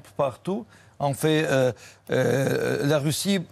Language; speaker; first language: French; non-native, fluent; Russian